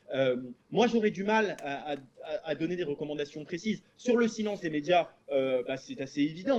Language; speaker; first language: French; native; French